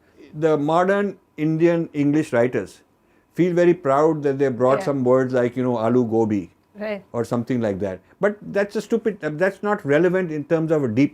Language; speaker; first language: English; non-native, local second language; Hindi